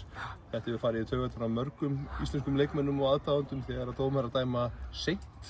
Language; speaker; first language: Icelandic; non-native, fluent; Lithuanian